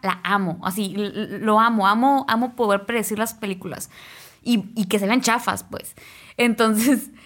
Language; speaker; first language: Spanish; native; Spanish